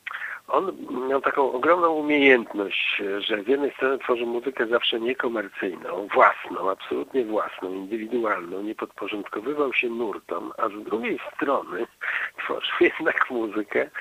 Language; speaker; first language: Polish; native; Polish